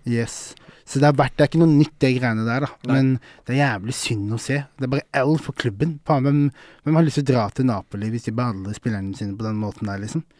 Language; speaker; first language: Norwegian; early bilingual, other home language; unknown